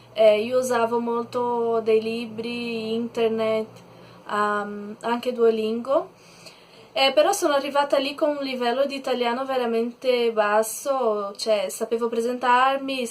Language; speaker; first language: Italian; non-native, learner; Portuguese